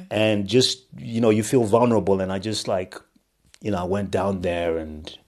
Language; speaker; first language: English; non-native, local second language; Shona